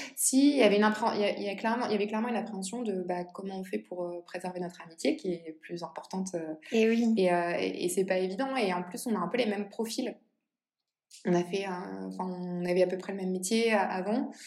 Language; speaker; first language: French; native; French